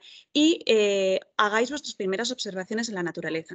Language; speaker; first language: Spanish; native; Spanish